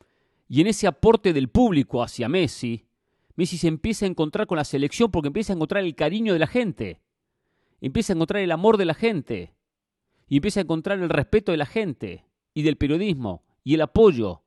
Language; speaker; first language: Spanish; native; Spanish